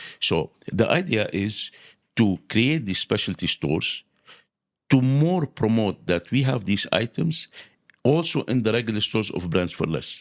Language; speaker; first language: English; non-native, local second language; Arabic